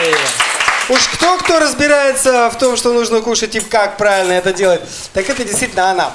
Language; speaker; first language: Russian; native; Russian